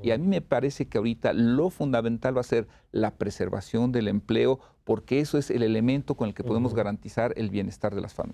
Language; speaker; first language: Spanish; native; Spanish